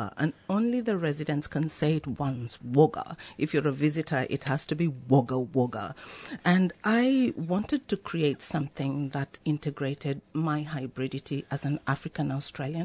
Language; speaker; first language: English; non-native, local second language; Swahili